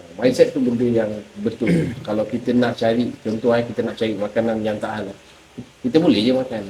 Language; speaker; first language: Malay; native; Malay